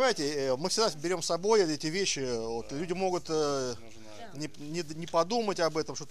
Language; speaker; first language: Russian; native; Russian